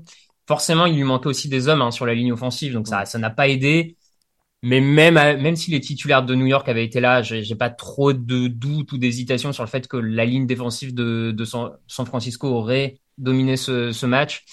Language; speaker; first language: French; native; French